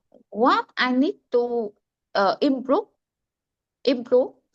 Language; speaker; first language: English; non-native, learner; Vietnamese